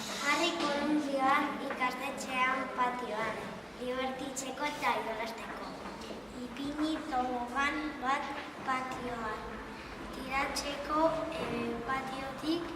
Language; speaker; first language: Basque; non-native, local second language; Spanish